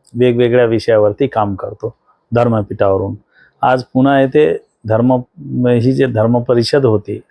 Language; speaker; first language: Marathi; non-native, local second language; Lambadi